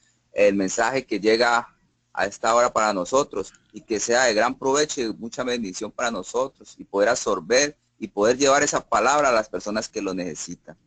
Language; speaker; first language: Spanish; native; Spanish